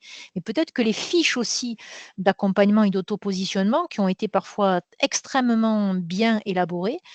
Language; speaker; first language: French; native; French